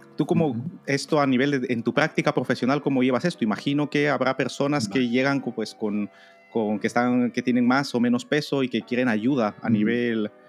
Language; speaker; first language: Spanish; native; Spanish